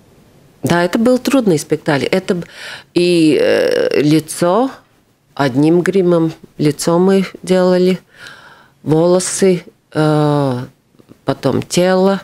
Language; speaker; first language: Russian; non-native, local second language; Latvian